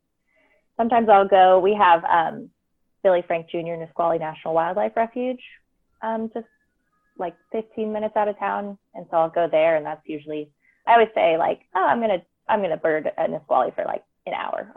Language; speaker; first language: English; native; English